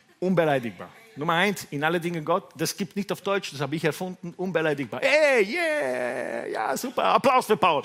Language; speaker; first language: German; non-native, fluent; Italian